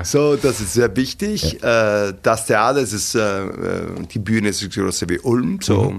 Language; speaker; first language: German; non-native, fluent; Italian